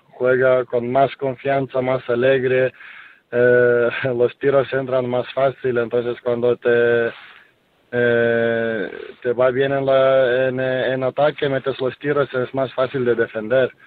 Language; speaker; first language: Spanish; non-native, fluent; Lithuanian